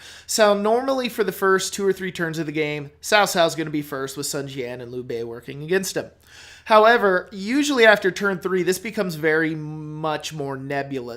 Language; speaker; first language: English; native; English